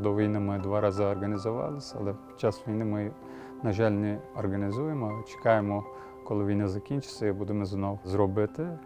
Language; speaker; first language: Ukrainian; non-native, learner; Turkish